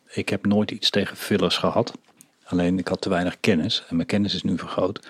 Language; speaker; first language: Dutch; native; Dutch